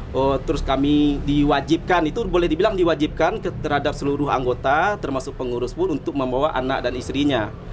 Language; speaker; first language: Indonesian; non-native, local second language; Minangkabau